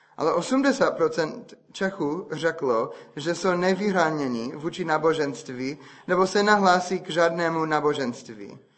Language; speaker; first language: Czech; non-native, fluent; English